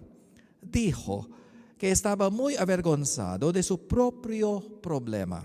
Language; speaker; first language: Spanish; non-native, learner; Filipino